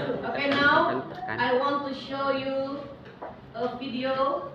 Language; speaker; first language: English; non-native, learner; Indonesian